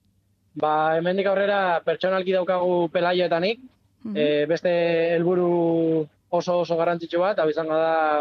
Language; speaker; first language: Basque; native; Basque